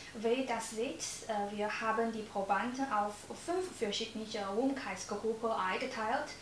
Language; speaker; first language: German; non-native, learner; Chinese